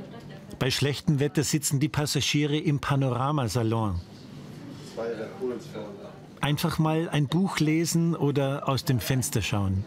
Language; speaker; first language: German; native; German